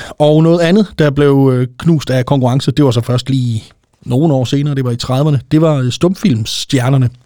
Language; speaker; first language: Danish; native; Danish